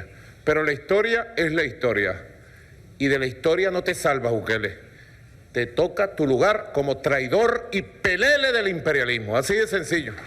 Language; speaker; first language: Spanish; native; Spanish